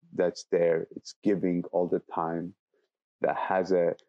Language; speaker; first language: English; non-native, fluent; Turkish